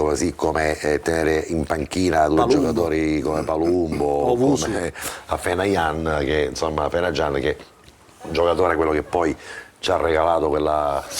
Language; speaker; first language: Italian; native; Italian